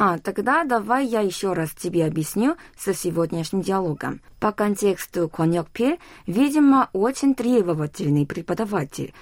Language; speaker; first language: Russian; non-native, local second language; Korean